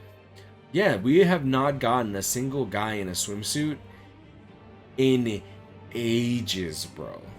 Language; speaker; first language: English; native; English